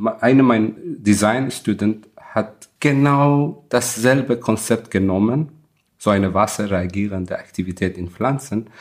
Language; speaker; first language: German; non-native, fluent; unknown